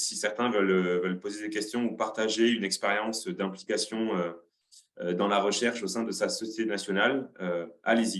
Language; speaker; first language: French; native; French